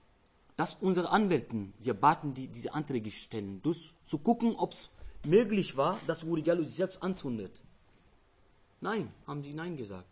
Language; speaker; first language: German; non-native, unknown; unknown